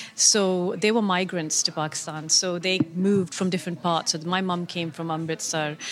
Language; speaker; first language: English; non-native, local second language; Urdu